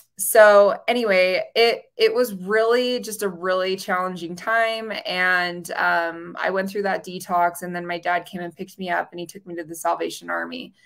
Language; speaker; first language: English; native; English